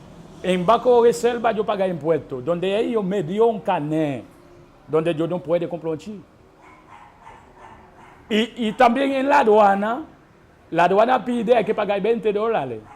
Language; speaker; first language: Spanish; non-native, learner; Haitian Creole